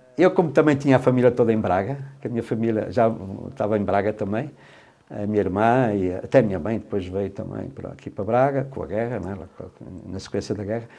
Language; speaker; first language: Portuguese; native; Portuguese